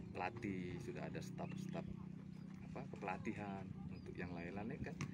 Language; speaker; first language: Indonesian; native; Indonesian